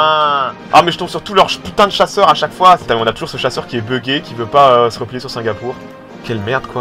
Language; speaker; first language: French; native; French